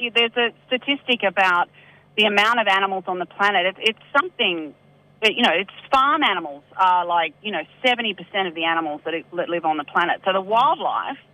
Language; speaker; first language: English; native; English